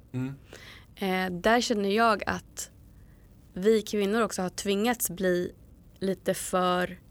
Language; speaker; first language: Swedish; native; Swedish